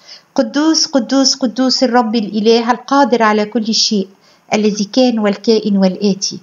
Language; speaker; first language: Arabic; native; Arabic